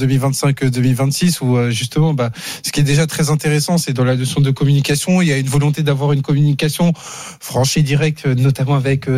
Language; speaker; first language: French; native; French